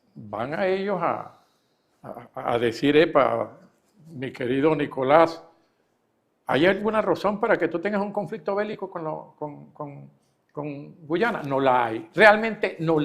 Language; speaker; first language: Spanish; native; Spanish